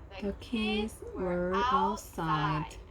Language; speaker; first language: English; non-native, learner; Korean